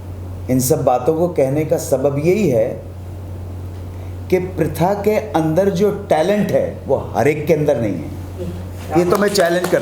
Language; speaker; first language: Hindi; native; Hindi